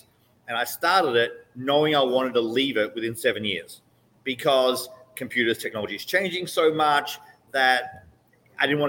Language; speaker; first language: English; native; English